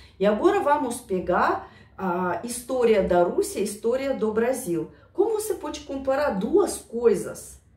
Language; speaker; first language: Portuguese; non-native, fluent; Russian